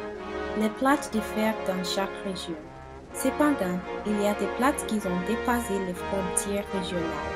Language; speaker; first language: French; non-native, learner; English